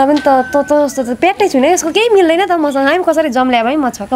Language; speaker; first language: Nepali; native; Nepali